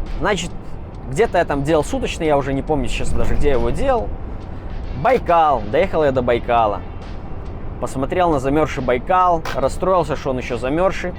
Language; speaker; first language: Russian; native; Russian